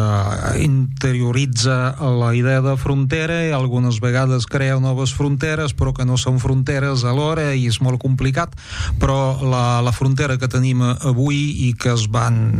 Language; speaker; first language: Catalan; non-native, fluent; French